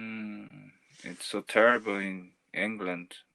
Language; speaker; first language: English; non-native, learner; Portuguese